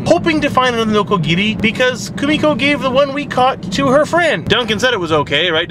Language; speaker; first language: English; native; English